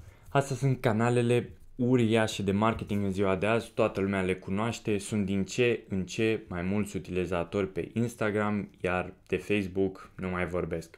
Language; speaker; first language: Romanian; native; Romanian